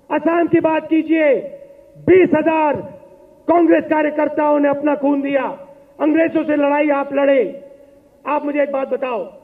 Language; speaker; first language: Hindi; native; Hindi